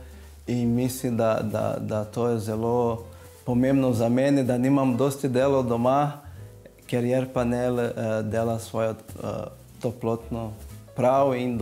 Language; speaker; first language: Slovenian; non-native, learner; Portuguese